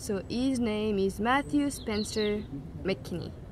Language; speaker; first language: English; non-native, fluent; French